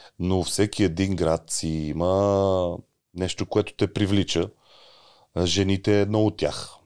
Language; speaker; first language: Bulgarian; native; Bulgarian